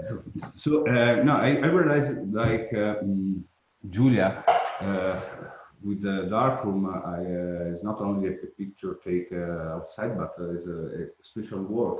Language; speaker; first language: English; non-native, learner; Italian